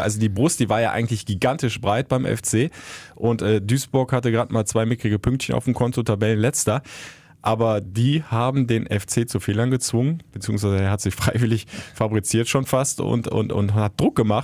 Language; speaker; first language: German; native; German